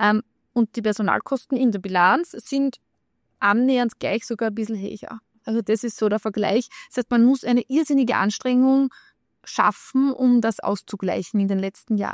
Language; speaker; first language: German; native; German